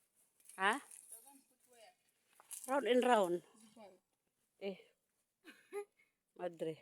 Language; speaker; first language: English; non-native, learner; Filipino